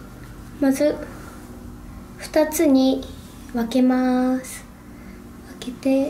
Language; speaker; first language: Japanese; native; Japanese